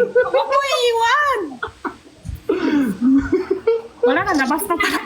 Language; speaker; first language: Filipino; non-native, learner; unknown